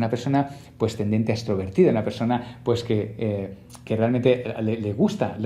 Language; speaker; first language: Spanish; native; Spanish